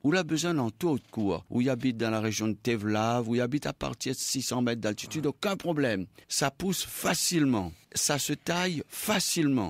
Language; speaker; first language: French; non-native, local second language; Réunion Creole French